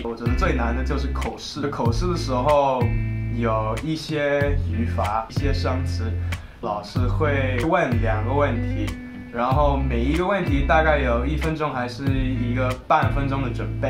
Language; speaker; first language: Chinese; non-native, fluent; English